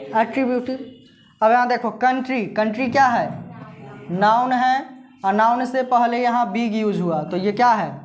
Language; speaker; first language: Hindi; native; Hindi